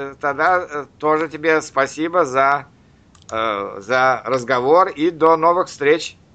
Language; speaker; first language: Russian; non-native, learner; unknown